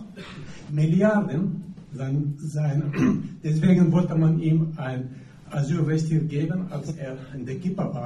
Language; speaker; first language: German; non-native, fluent; Arabic